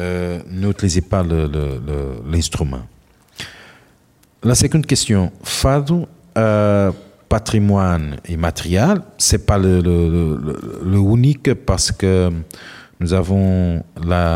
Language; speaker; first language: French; non-native, learner; Portuguese